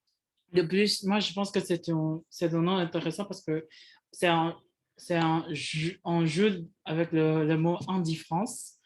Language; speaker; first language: French; non-native, fluent; Indonesian